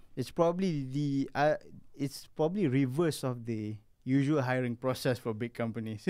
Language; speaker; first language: English; non-native, local second language; Malay